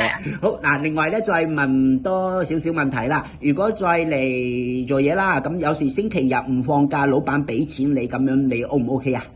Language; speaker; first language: Cantonese; native; Cantonese